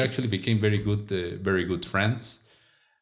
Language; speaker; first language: English; non-native, fluent; Spanish